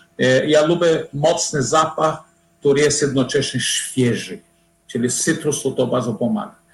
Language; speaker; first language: Polish; non-native, fluent; Portuguese